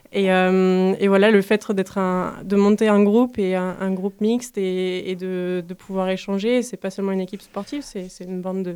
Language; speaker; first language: French; native; French